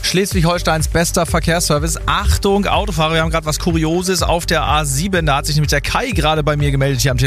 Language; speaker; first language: German; native; German